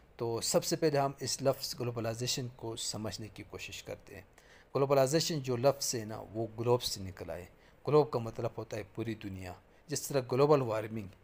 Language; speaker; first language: Urdu; native; Urdu